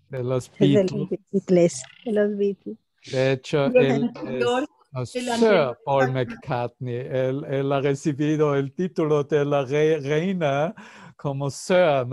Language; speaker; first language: Spanish; non-native, fluent; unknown